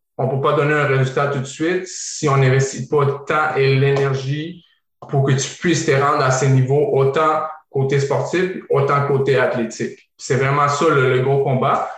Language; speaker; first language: French; early bilingual, other home language; Bosnian